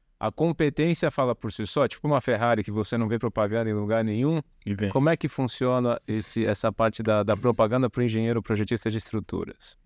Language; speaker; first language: Portuguese; native; Portuguese